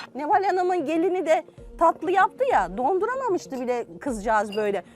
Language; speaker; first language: Turkish; native; Turkish